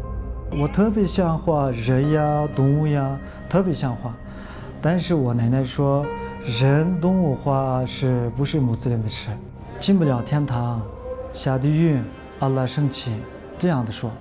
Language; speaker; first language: Chinese; non-native, local second language; Uyghur